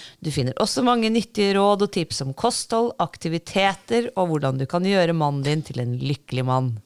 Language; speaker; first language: Norwegian; native; Norwegian